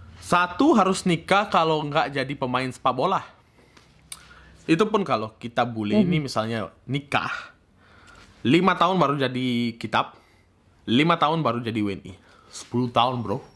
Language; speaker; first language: Indonesian; early bilingual, other home language; Russian